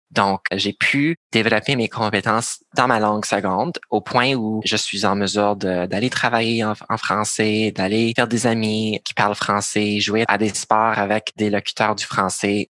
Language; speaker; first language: French; non-native, local second language; English